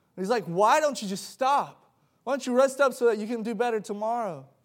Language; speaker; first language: English; native; English